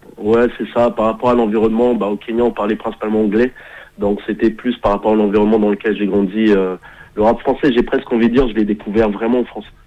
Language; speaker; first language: French; early bilingual, heritage; French